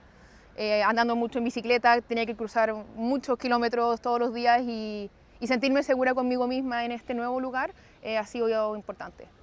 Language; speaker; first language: Spanish; native; Spanish